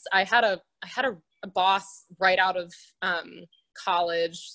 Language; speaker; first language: English; native; English